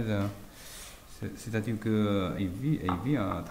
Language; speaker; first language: French; non-native, fluent; Chinese